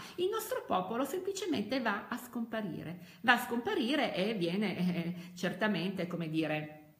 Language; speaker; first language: Italian; native; Italian